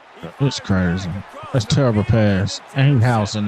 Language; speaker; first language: English; native; English